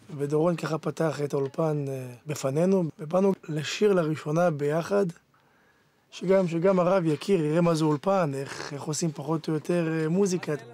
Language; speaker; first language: Hebrew; native; Hebrew